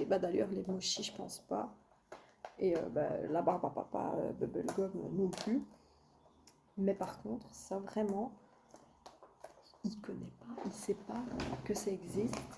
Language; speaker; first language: French; native; French